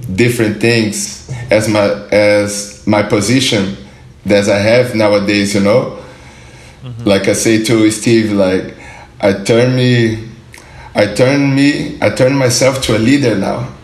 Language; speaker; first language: English; non-native, learner; Portuguese